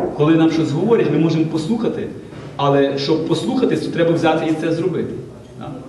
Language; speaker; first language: Ukrainian; non-native, local second language; Russian